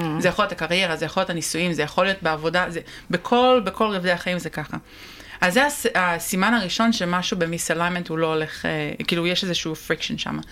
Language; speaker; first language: Hebrew; native; Hebrew